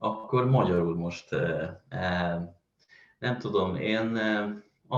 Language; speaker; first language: Hungarian; non-native, fluent; Swedish